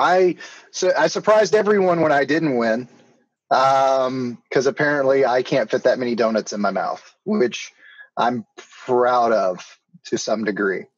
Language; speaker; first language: English; native; English